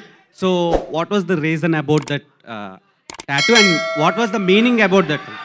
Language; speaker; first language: Telugu; native; Telugu